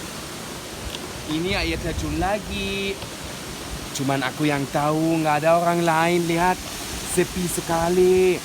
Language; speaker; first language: Indonesian; non-native, fluent; German